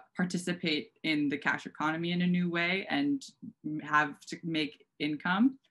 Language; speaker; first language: English; native; English